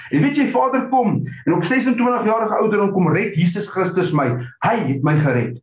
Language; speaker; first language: Afrikaans; early bilingual, heritage; Afrikaans